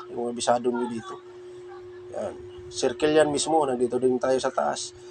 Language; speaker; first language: Filipino; non-native, local second language; Cebuano